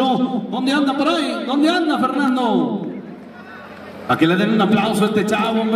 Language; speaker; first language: Spanish; native; Spanish